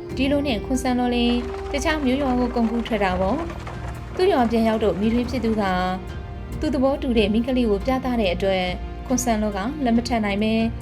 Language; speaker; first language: Burmese; non-native, local second language; Shan